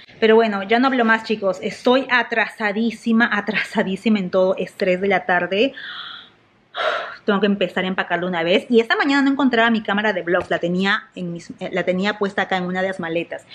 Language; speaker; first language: Spanish; native; Spanish